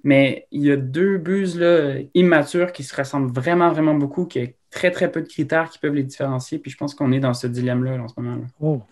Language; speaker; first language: French; native; French